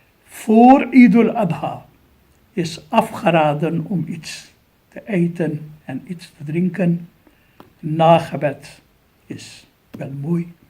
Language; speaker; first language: Dutch; non-native, fluent; Urdu